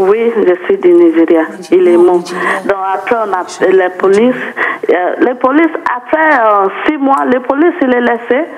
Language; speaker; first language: French; non-native, learner; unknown